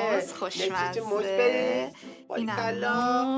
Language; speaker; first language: Persian; native; Persian